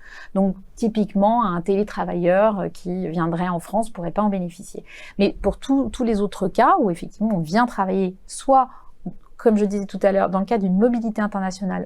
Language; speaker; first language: French; native; French